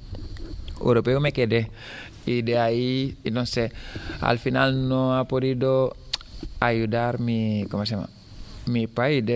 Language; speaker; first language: Spanish; non-native, fluent; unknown